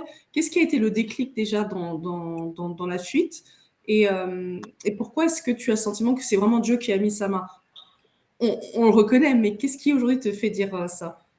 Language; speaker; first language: French; native; French